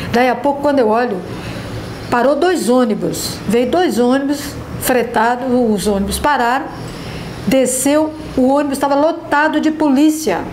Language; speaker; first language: Portuguese; native; Portuguese